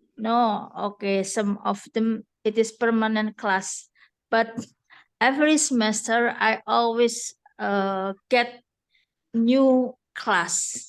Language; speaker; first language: English; non-native, fluent; Indonesian